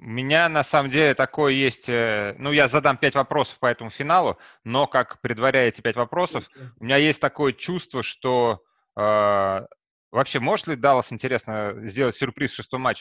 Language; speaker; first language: Russian; native; Russian